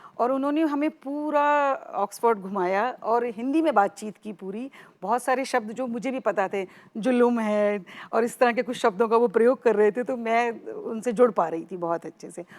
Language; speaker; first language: Hindi; native; Hindi